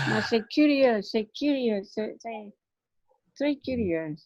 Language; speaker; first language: French; non-native, learner; English